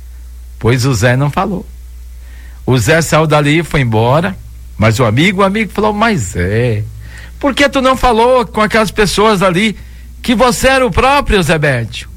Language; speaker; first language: Portuguese; native; Portuguese